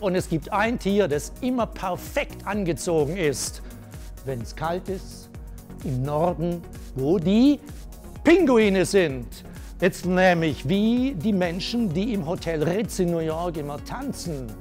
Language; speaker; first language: German; native; German